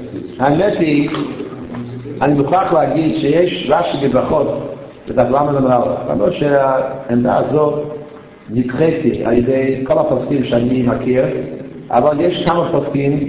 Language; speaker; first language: Hebrew; non-native, fluent; English